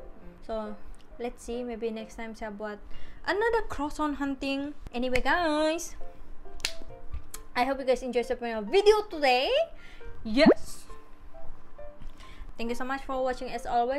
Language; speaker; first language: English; non-native, local second language; Malay